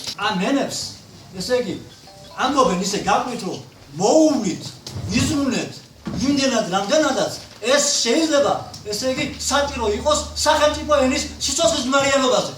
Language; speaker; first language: Georgian; non-native, local second language; Mingrelian